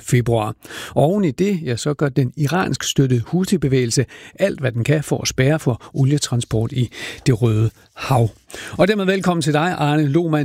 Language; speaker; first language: Danish; native; Danish